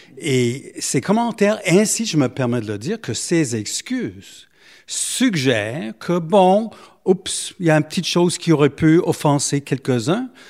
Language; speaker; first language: French; non-native, local second language; English